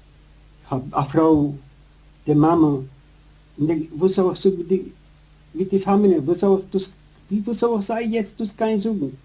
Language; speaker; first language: German; non-native, learner; Yiddish